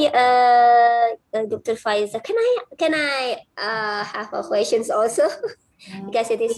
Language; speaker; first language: English; non-native, fluent; Indonesian